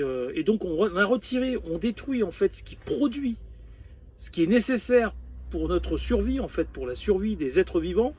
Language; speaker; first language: French; native; French